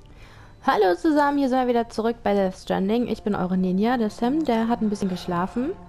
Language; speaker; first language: German; native; German